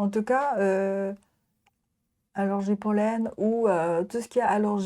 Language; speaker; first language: French; non-native, fluent; Japanese